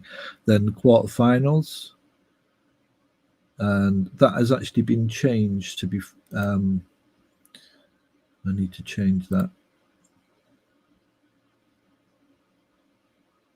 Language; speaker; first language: English; native; English